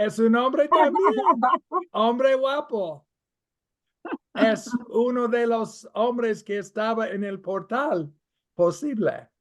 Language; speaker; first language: Spanish; non-native, fluent; English